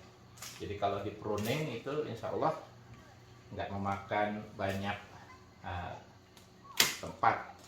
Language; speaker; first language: Indonesian; native; Indonesian